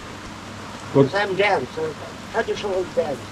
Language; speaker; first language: English; non-native, learner; Albanian